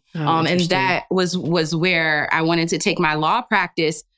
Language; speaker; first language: English; early bilingual, other home language; Yoruba